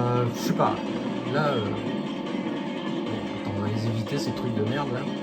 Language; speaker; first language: French; native; French